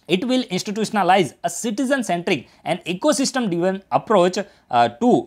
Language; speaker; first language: English; non-native, local second language; Gujarati